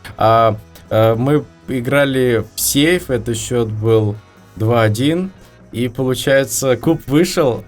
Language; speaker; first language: Russian; native; Russian